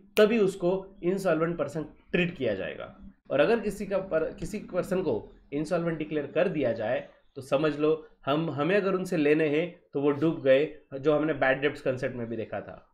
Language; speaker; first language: Hindi; non-native, local second language; Marathi